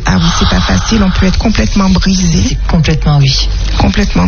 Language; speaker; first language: French; native; French